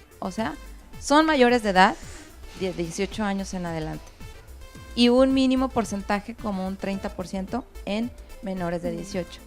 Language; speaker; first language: Spanish; native; Spanish